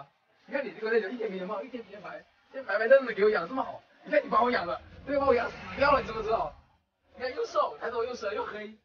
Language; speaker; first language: Chinese; native; Chinese